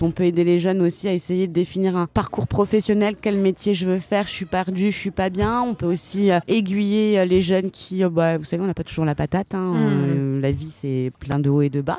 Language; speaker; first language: French; native; French